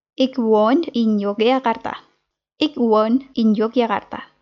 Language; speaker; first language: Dutch; non-native, learner; Indonesian